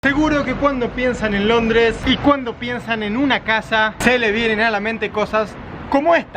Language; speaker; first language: Spanish; native; Spanish